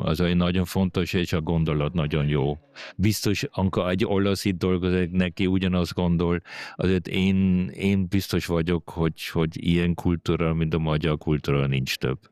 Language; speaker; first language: Hungarian; early bilingual, heritage; Hungarian